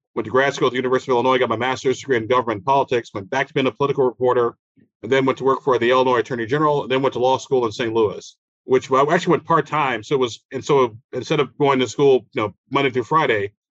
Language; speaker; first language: English; native; English